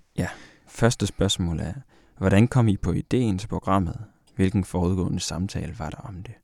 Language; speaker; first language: Danish; native; Danish